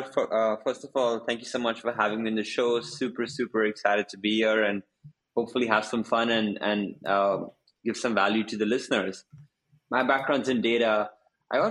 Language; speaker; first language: English; non-native, local second language; Hindi